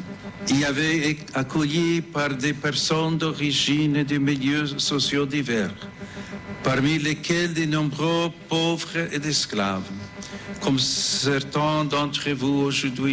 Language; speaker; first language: French; non-native, fluent; English